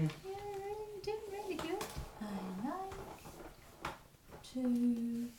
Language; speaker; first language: English; native; English